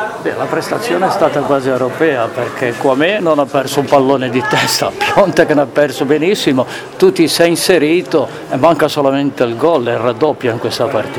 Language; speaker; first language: Italian; native; Italian